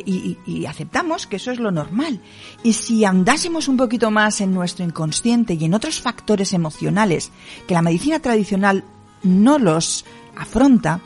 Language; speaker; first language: Spanish; native; Spanish